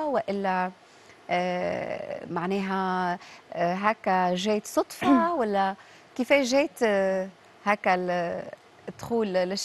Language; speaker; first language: Arabic; native; Arabic